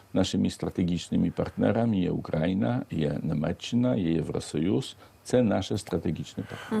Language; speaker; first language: Ukrainian; non-native, fluent; Polish